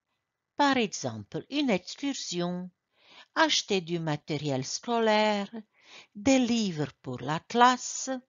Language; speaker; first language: French; non-native, fluent; Croatian